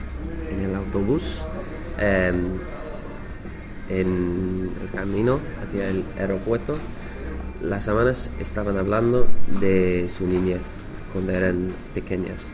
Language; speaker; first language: Spanish; non-native, learner; English